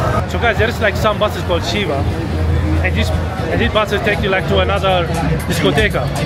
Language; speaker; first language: English; non-native, fluent; Arabic